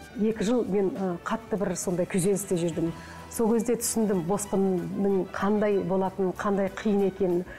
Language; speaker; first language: Kazakh; early bilingual, heritage; Kazakh